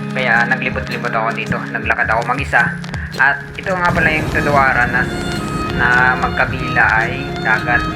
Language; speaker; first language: Filipino; native; Filipino